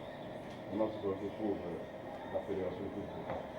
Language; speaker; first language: French; non-native, fluent; Serbian